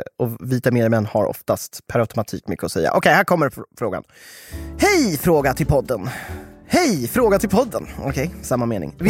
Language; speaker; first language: Swedish; native; Swedish